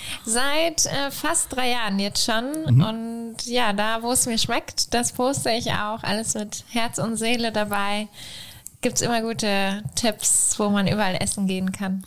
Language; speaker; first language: German; non-native, fluent; Spanish